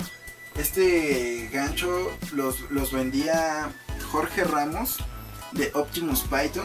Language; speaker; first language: Spanish; native; Spanish